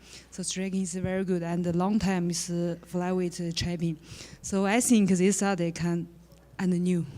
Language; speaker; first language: English; non-native, learner; Chinese